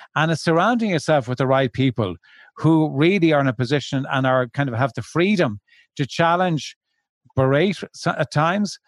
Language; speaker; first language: English; native; English